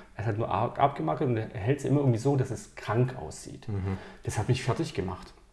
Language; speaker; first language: German; early bilingual, other home language; Italian